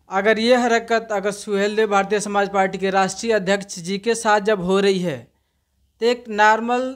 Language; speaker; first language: Hindi; native; Hindi